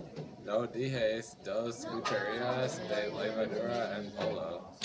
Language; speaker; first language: Spanish; non-native, learner; English